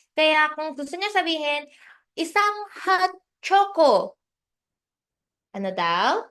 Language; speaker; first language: Filipino; native; Filipino